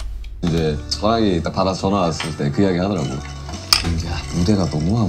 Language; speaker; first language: Korean; native; Korean